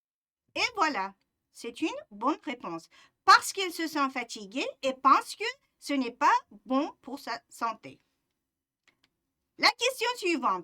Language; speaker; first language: French; non-native, fluent; Uzbek